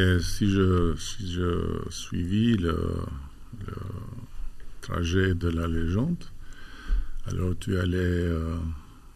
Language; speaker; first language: French; non-native, fluent; Albanian